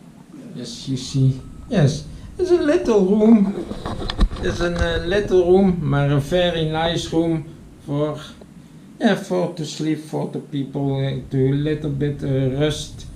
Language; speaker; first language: English; non-native, learner; Dutch